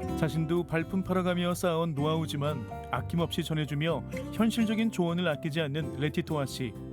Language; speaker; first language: Korean; native; Korean